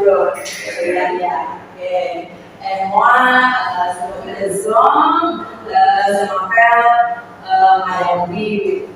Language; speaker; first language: French; non-native, fluent; Indonesian